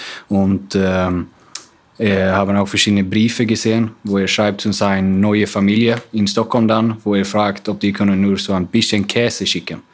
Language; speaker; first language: German; non-native, fluent; Swedish